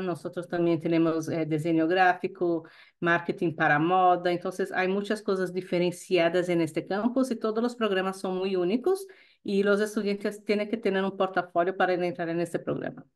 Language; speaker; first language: Spanish; non-native, fluent; Portuguese